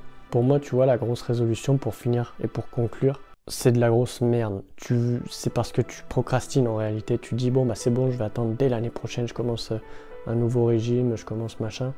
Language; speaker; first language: French; native; French